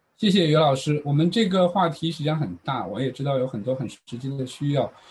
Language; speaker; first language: Chinese; native; Chinese